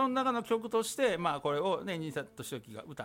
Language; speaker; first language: Japanese; native; Japanese